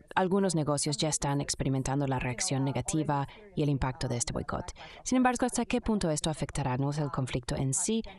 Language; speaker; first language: Spanish; non-native, fluent; Indonesian